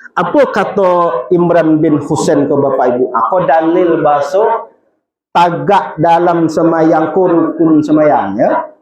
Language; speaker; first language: Malay; non-native, local second language; Minangkabau